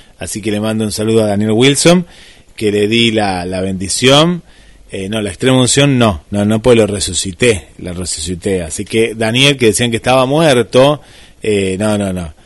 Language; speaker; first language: Spanish; native; Spanish